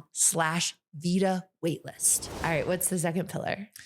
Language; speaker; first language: English; native; English